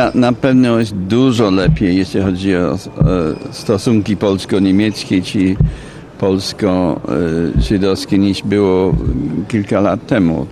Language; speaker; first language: Polish; non-native, fluent; English